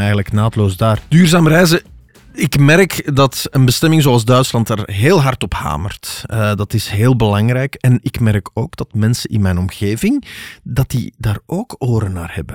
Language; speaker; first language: Dutch; native; Dutch